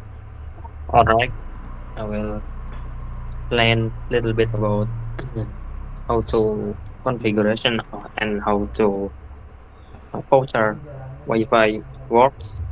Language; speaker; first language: English; non-native, learner; Indonesian